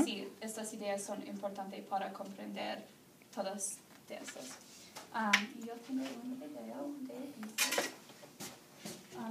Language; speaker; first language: Spanish; non-native, learner; English